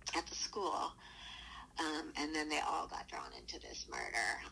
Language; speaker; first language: English; native; English